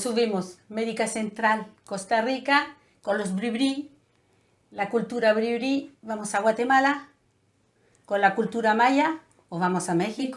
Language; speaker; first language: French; non-native, fluent; Spanish